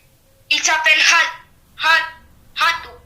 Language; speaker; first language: French; non-native, learner; Spanish